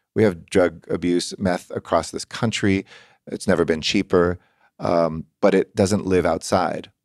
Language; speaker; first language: English; native; English